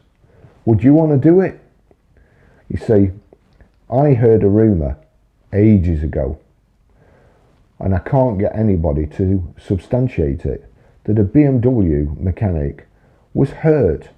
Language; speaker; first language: English; native; English